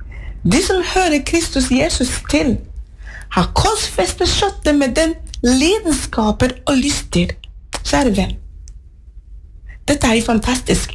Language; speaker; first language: Norwegian; non-native, fluent; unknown